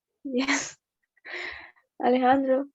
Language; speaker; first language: English; non-native, learner; Spanish